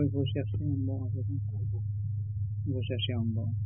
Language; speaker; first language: French; non-native, learner; Vietnamese